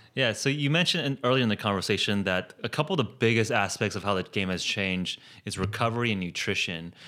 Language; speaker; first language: English; native; English